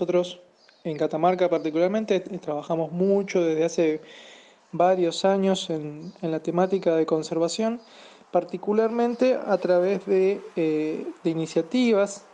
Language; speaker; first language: Spanish; native; Spanish